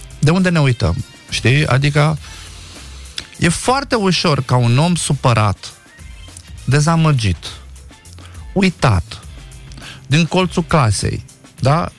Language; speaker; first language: Romanian; non-native, local second language; Romany